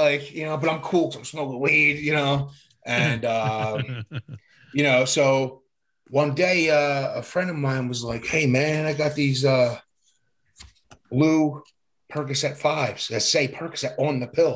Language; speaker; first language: English; native; English